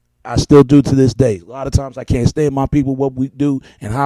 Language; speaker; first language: English; native; English